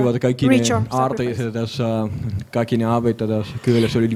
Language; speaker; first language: Finnish; non-native, learner; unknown